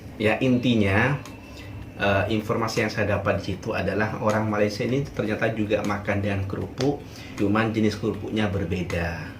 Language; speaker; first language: Indonesian; native; Indonesian